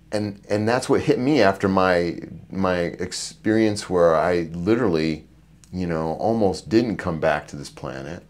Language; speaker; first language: English; native; English